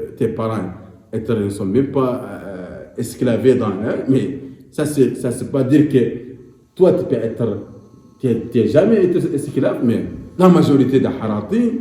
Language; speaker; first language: French; non-native, local second language; Arabic